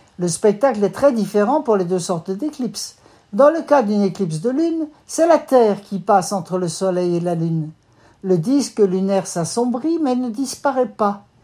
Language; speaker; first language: French; native; French